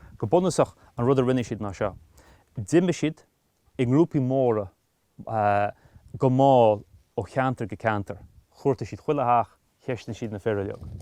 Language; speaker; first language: Irish; native; Irish